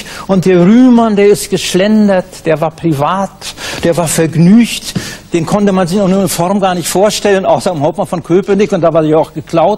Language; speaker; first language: German; native; German